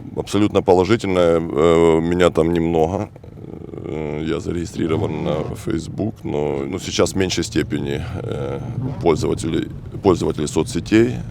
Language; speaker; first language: Russian; native; Russian